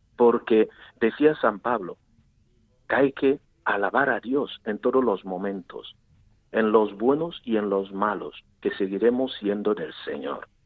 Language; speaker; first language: Spanish; non-native, fluent; Igbo